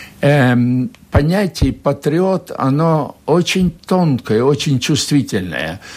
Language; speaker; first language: Russian; non-native, local second language; Latvian